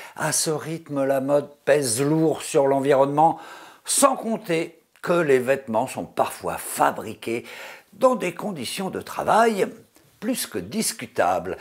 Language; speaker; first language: French; native; French